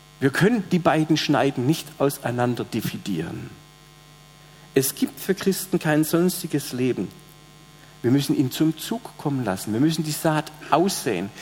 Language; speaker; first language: German; native; German